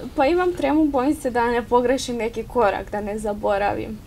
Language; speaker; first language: Serbian; native; Serbian